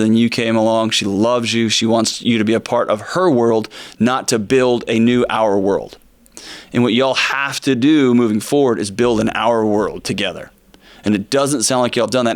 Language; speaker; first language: English; native; English